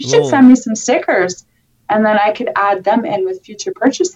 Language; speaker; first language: English; native; English